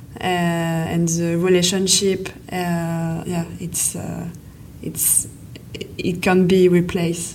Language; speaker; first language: English; non-native, fluent; French